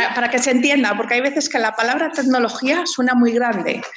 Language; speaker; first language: Spanish; native; Spanish